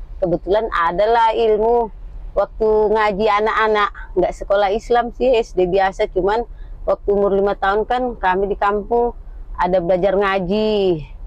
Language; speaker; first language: Indonesian; native; Indonesian